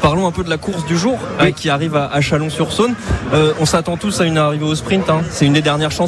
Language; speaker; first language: French; native; French